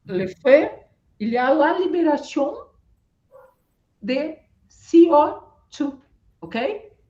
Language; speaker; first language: French; non-native, learner; Portuguese